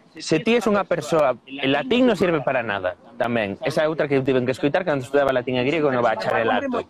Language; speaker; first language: Galician; non-native, local second language; Spanish